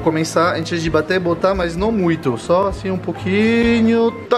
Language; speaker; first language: Portuguese; non-native, fluent; French